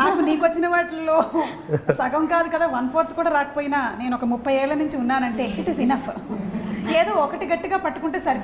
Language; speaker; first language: Telugu; native; Telugu